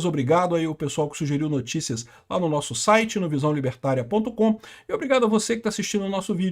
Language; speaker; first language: Portuguese; native; Portuguese